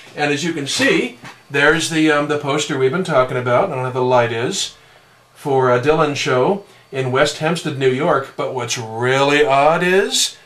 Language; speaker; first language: English; native; English